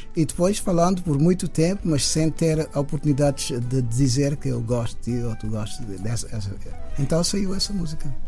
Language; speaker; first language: Portuguese; non-native, local second language; Kabuverdianu